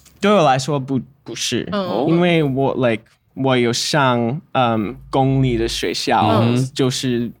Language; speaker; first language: Chinese; non-native, learner; English